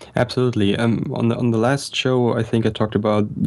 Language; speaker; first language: English; non-native, fluent; German